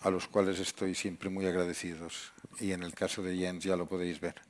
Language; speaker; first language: Spanish; non-native, local second language; Catalan